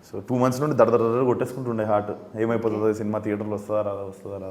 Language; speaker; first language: Telugu; native; Telugu